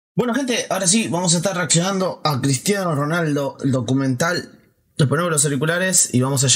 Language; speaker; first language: Spanish; native; Spanish